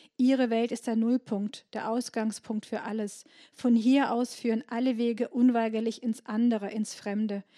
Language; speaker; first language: German; early bilingual, other home language; Turkish